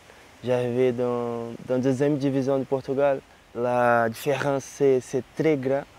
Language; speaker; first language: French; non-native, learner; Portuguese